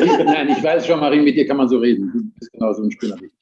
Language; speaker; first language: German; native; German